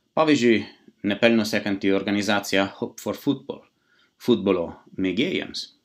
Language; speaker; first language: Lithuanian; non-native, fluent; Italian